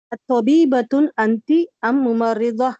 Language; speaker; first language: Arabic; non-native, learner; Tamil